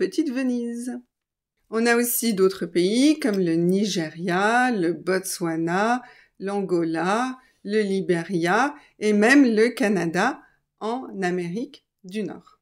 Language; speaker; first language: French; native; French